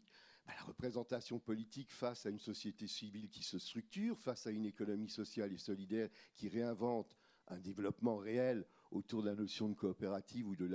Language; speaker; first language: French; native; French